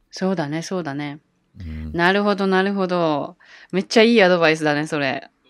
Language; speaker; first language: Japanese; native; Japanese